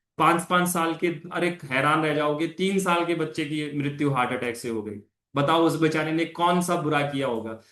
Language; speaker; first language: Hindi; non-native, local second language; Punjabi